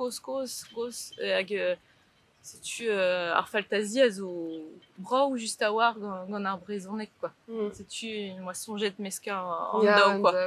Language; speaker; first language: French; native; French